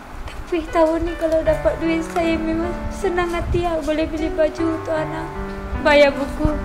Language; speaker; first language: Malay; non-native, local second language; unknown